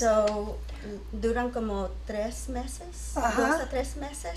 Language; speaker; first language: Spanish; early bilingual, heritage; English